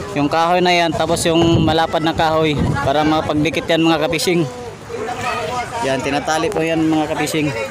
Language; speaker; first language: Filipino; native; Filipino